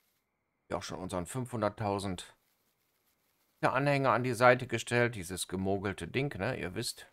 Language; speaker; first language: German; native; German